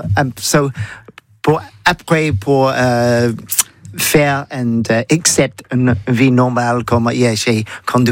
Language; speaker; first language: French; non-native, learner; English